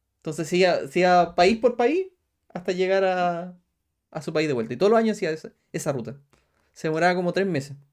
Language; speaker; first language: Spanish; native; Spanish